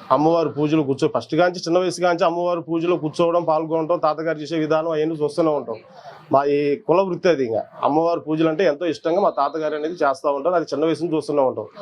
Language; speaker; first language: Telugu; non-native, local second language; Koya